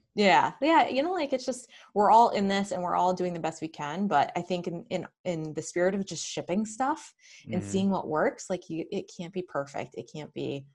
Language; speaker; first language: English; native; English